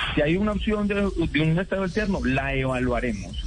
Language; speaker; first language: Spanish; native; Spanish